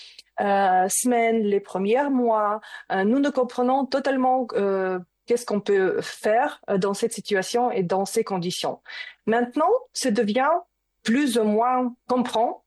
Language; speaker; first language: French; non-native, learner; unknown